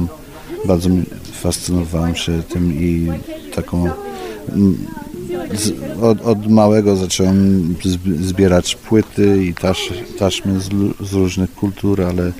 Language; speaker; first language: Polish; early bilingual, heritage; Polish